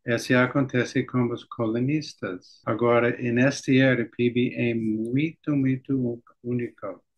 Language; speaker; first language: Portuguese; non-native, learner; English